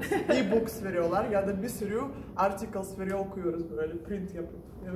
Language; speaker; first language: Turkish; non-native, fluent; Russian